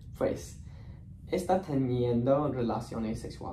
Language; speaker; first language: Spanish; non-native, learner; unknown